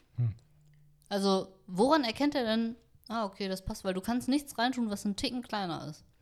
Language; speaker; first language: German; early bilingual, other home language; Vietnamese